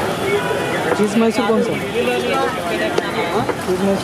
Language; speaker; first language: Hindi; non-native, local second language; Marathi